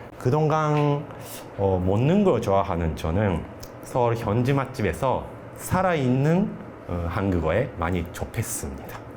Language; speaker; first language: Korean; non-native, fluent; Japanese